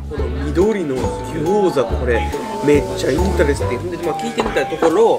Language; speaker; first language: Japanese; native; Japanese